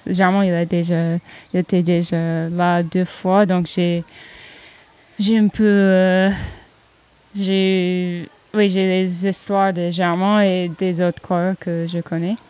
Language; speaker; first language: French; non-native, learner; English